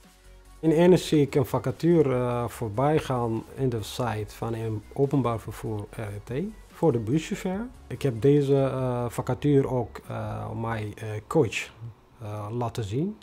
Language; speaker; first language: Dutch; non-native, fluent; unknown